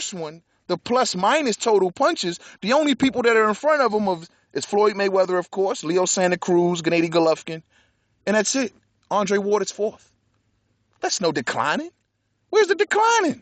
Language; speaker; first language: English; native; English